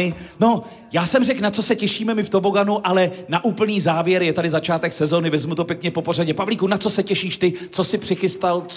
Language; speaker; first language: Czech; native; Czech